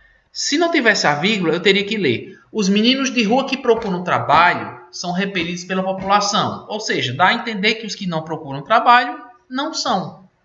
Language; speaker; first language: Portuguese; native; Portuguese